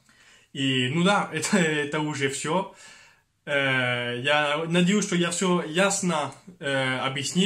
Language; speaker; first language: Russian; non-native, fluent; French